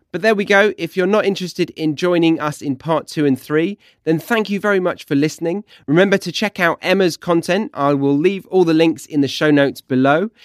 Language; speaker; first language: English; native; English